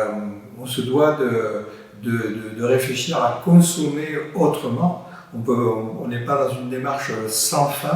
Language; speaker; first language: French; native; French